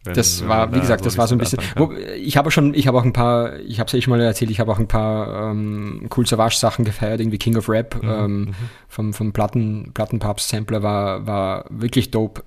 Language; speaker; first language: German; native; German